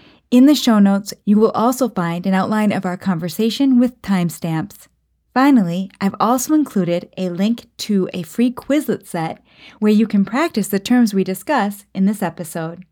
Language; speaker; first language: English; native; English